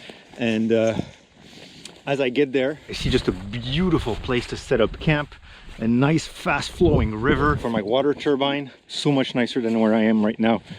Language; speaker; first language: English; non-native, local second language; French